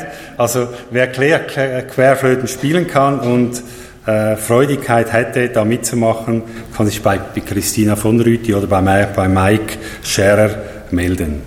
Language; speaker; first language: German; native; German